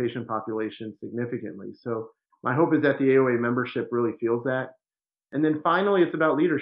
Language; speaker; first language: English; native; English